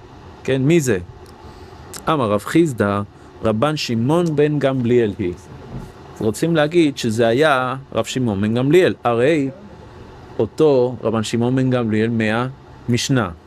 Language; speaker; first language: Hebrew; non-native, fluent; English